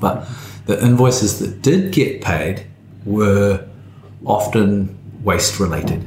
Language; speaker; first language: English; native; English